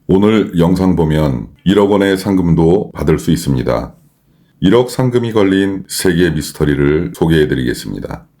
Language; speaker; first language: Korean; native; Korean